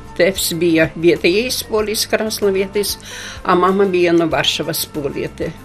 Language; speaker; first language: Latvian; non-native, local second language; Polish